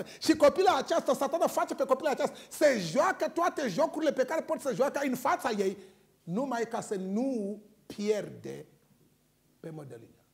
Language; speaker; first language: Romanian; non-native, learner; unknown